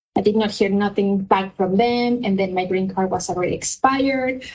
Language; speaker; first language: English; non-native, fluent; Spanish